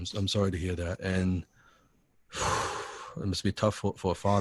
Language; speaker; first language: English; non-native, fluent; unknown